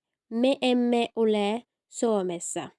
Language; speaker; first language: Finnish; non-native, fluent; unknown